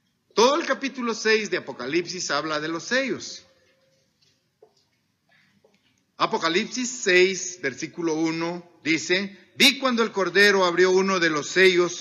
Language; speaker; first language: Spanish; native; Spanish